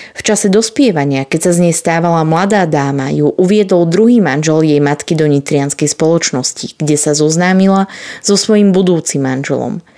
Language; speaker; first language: Slovak; native; Slovak